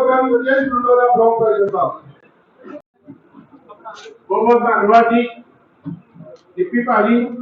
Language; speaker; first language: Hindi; non-native, local second language; Punjabi